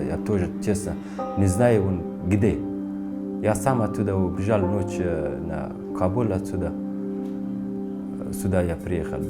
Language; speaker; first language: Russian; non-native, learner; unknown